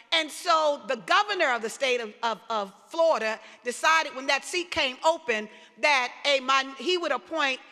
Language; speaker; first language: English; native; English